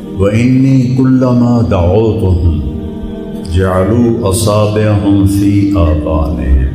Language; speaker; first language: Urdu; non-native, local second language; Punjabi